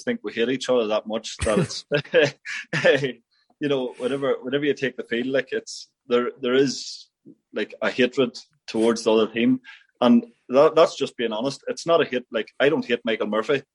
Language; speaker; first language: English; native; English